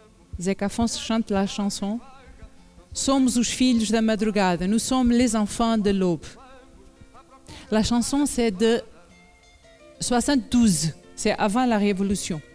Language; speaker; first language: French; non-native, learner; Portuguese